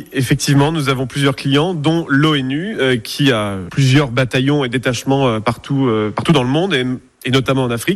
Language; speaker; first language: French; native; French